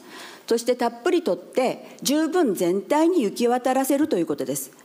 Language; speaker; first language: Japanese; native; Japanese